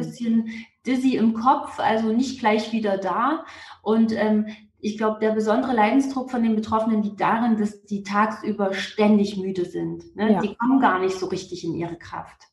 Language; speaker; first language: German; native; German